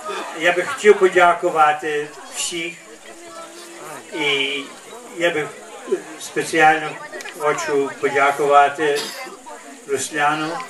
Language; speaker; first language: Ukrainian; early bilingual, heritage; Ukrainian